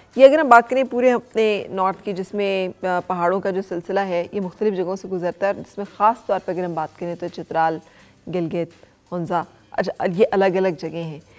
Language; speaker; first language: Urdu; native; Urdu